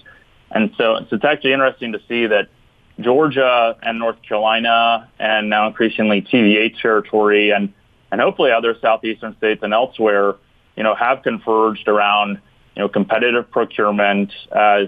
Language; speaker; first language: English; native; English